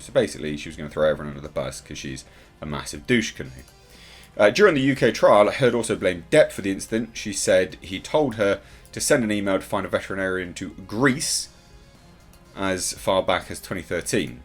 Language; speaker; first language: English; native; English